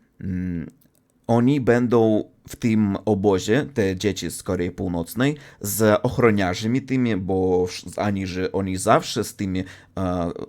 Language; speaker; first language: Polish; non-native, fluent; Russian